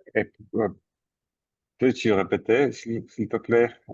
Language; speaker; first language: French; non-native, learner; Armenian